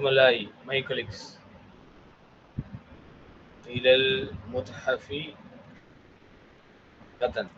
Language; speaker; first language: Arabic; non-native, fluent; Tamil